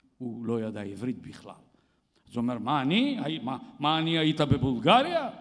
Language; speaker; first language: Hebrew; non-native, fluent; Bulgarian